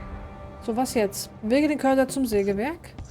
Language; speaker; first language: German; native; German